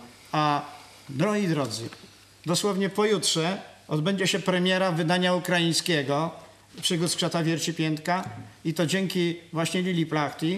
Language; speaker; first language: Polish; native; Polish